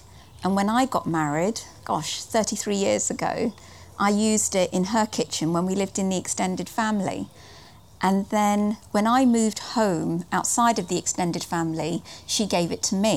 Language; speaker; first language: English; native; English